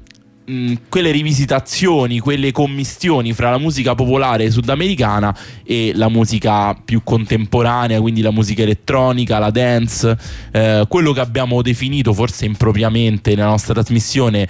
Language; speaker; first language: Italian; native; Italian